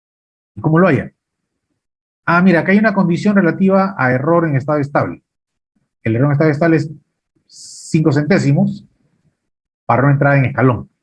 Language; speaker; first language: Spanish; native; Spanish